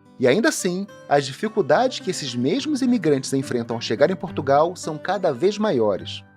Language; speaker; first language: Portuguese; native; Portuguese